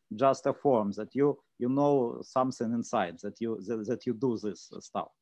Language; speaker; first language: English; non-native, fluent; Russian